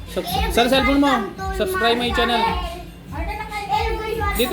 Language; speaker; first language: Filipino; non-native, learner; Hindi